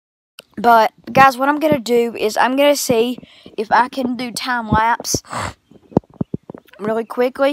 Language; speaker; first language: English; native; English